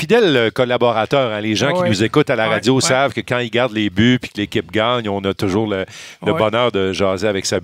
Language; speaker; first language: French; native; French